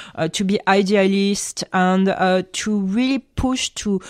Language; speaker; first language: English; non-native, fluent; French